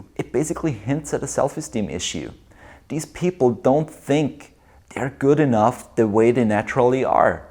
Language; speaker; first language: English; non-native, fluent; German